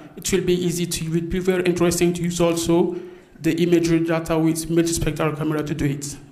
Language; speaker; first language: English; non-native, fluent; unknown